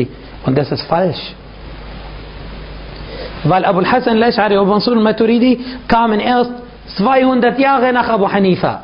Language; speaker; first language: German; non-native, fluent; Arabic